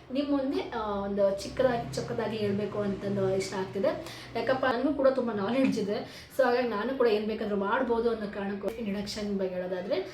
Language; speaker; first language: Kannada; native; Kannada